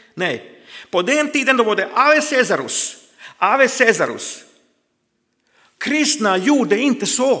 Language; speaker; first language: Swedish; non-native, fluent; Croatian